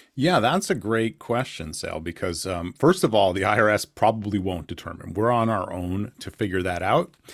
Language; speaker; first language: English; native; English